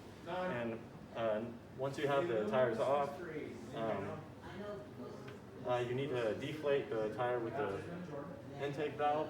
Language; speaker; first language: English; native; English